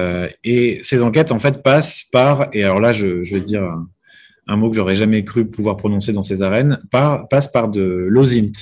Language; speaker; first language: French; native; French